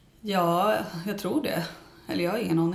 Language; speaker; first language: Swedish; native; Swedish